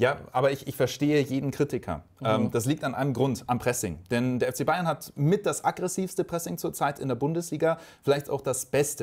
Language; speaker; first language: German; native; German